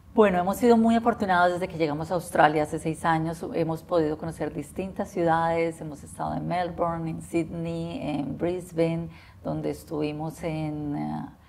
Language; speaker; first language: Spanish; native; Spanish